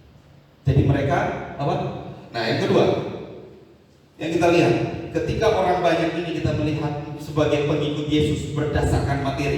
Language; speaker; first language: Indonesian; native; Indonesian